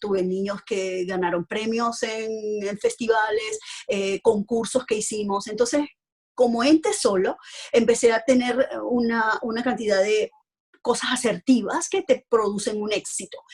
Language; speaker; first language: Spanish; native; Spanish